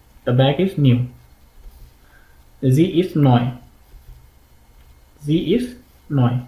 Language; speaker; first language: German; non-native, learner; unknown